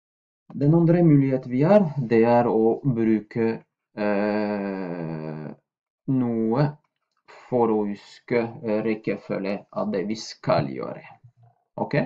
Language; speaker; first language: Norwegian; non-native, fluent; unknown